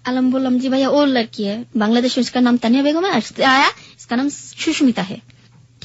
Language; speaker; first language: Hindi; non-native, learner; Bangla